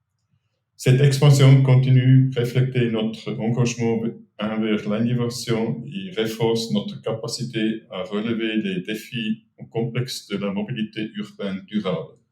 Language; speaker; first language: French; non-native, fluent; German